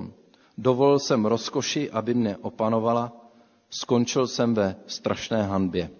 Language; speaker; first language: Czech; native; Czech